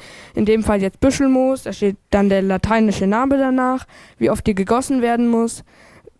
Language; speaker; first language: German; native; German